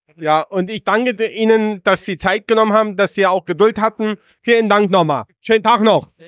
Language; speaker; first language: German; native; German